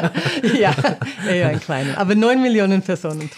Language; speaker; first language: German; non-native, fluent; English